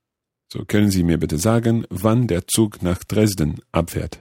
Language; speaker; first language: German; non-native, learner; English